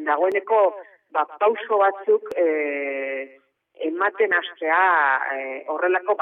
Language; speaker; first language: Basque; native; Basque